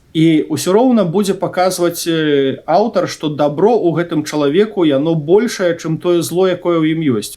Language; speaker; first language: Belarusian; native; Belarusian